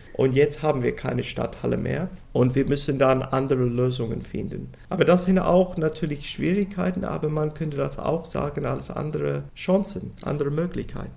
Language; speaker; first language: German; non-native, fluent; English